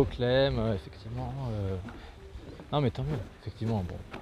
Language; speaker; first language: French; native; French